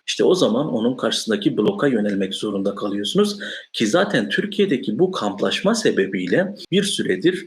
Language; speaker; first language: Turkish; non-native, local second language; Kurdish